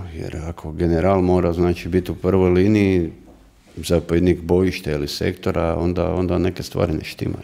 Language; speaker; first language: Croatian; native; Croatian